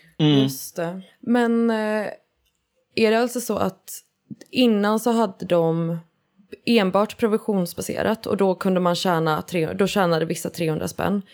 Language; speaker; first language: Swedish; native; Swedish